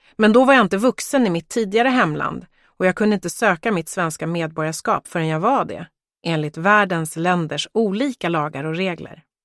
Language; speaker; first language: Swedish; early bilingual, other home language; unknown